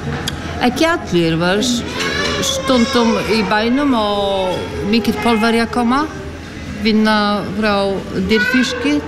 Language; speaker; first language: Icelandic; non-native, learner; Polish